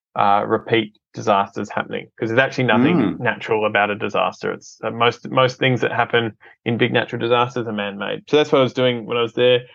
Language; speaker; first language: English; native; English